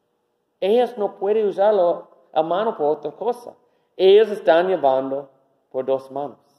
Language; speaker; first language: Spanish; non-native, learner; English